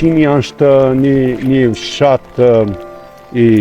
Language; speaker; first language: Albanian; non-native, local second language; Croatian